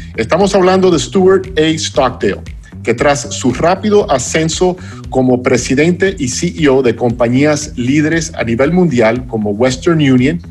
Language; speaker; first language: Spanish; non-native, fluent; English